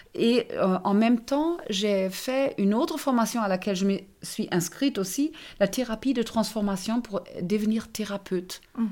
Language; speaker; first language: French; non-native, fluent; German